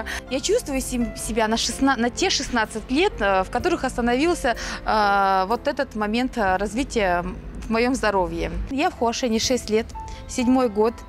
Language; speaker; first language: Russian; native; Russian